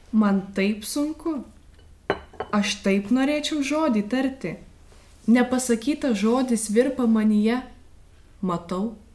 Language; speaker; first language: Lithuanian; native; Lithuanian